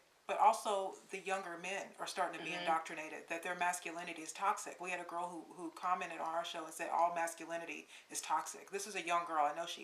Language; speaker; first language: English; native; English